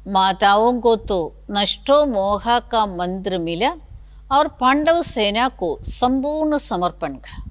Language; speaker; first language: Hindi; non-native, local second language; Malayalam